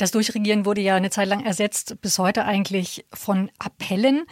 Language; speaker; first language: German; native; German